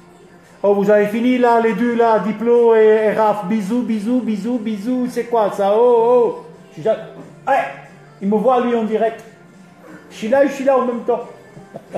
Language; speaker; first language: French; early bilingual, other home language; Italian